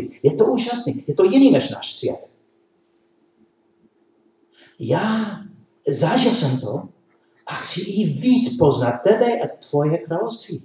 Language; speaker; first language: Czech; non-native, learner; English